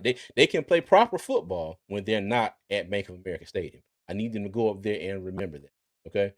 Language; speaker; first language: English; native; English